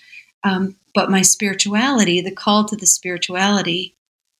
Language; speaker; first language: English; native; English